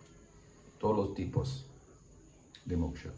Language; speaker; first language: Spanish; non-native, learner; English